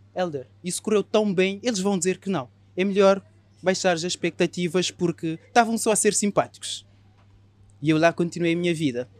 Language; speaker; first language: Portuguese; non-native, local second language; Kabuverdianu